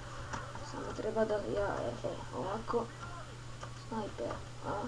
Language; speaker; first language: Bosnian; early bilingual, heritage; Bosnian